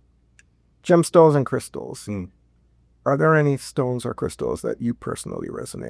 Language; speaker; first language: English; native; English